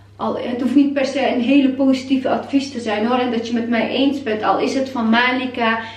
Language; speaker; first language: Dutch; non-native, fluent; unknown